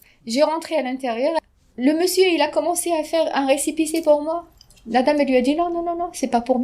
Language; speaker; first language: French; non-native, fluent; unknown